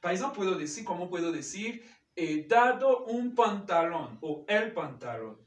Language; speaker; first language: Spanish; non-native, fluent; French